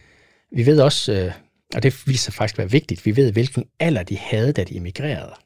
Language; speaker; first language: Danish; native; Danish